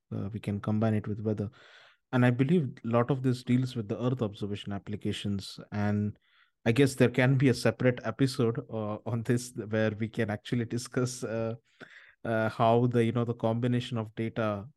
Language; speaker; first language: English; non-native, local second language; Marathi